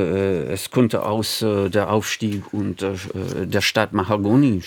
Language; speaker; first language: German; non-native, fluent; English